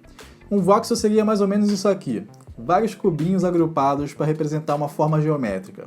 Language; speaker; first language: Portuguese; native; Portuguese